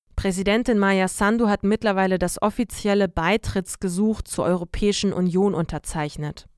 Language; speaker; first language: German; non-native, fluent; Russian